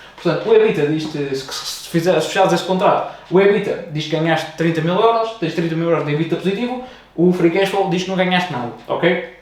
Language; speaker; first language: Portuguese; native; Portuguese